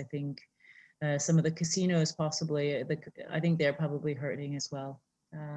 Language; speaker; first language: English; native; English